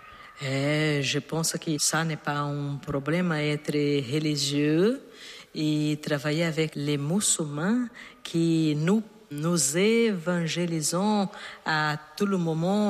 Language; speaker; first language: French; non-native, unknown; Portuguese